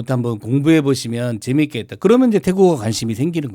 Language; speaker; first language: Korean; native; Korean